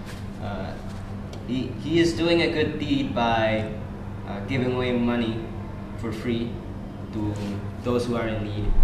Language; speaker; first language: English; non-native, fluent; Indonesian